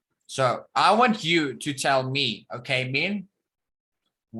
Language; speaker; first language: English; non-native, fluent; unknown